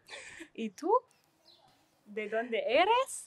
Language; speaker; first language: Spanish; non-native, learner; French